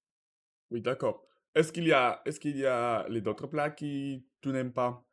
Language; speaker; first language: French; non-native, learner; Russian